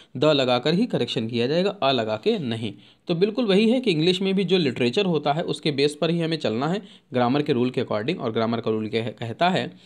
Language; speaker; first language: Hindi; native; Hindi